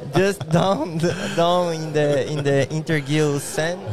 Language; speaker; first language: English; non-native, learner; Portuguese